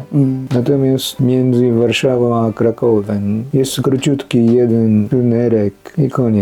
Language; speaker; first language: Polish; non-native, fluent; Japanese